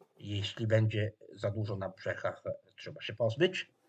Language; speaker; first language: Polish; non-native, fluent; Italian